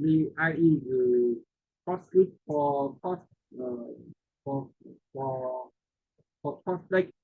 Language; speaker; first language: English; non-native, learner; Vietnamese